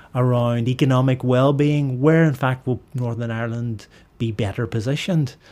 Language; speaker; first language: English; native; English